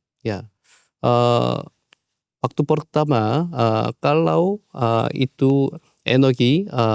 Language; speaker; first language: Indonesian; non-native, learner; Korean